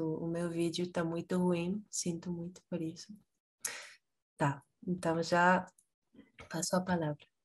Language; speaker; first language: Portuguese; non-native, fluent; Spanish